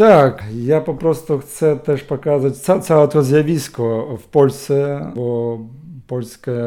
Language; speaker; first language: Polish; non-native, learner; Ukrainian